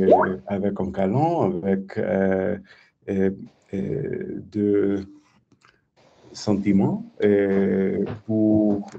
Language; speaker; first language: French; non-native, learner; English